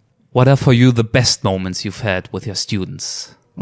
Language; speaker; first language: English; non-native, fluent; German